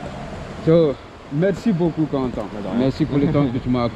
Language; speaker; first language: French; non-native, learner; English